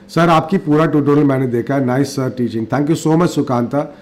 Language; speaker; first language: Hindi; native; Hindi